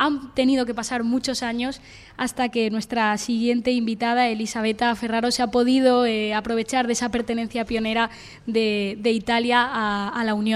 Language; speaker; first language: Spanish; native; Spanish